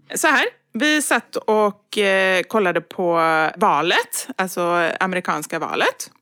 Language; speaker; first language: Swedish; native; Swedish